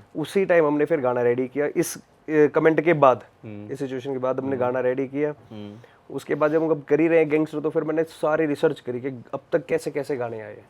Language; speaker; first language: Hindi; native; Hindi